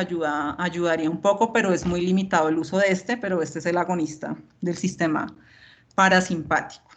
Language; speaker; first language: Spanish; native; Spanish